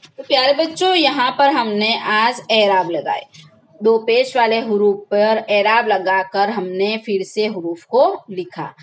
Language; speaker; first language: Hindi; non-native, local second language; Gujarati